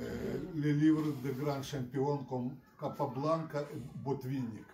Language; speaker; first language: French; non-native, learner; Russian